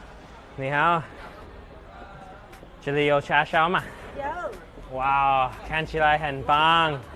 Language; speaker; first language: Chinese; non-native, learner; English